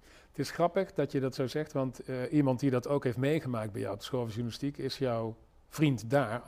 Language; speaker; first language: Dutch; native; Dutch